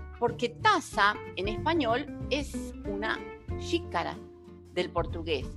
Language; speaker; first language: Spanish; non-native, fluent; Portuguese